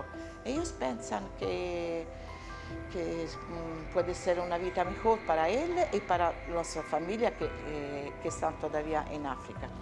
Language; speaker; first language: Spanish; non-native, learner; Italian